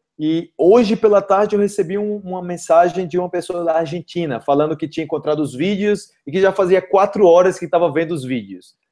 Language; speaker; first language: Portuguese; native; Portuguese